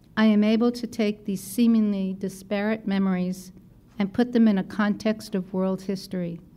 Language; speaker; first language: English; native; English